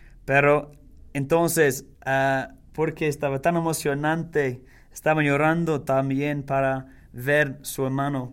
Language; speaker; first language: Spanish; non-native, learner; English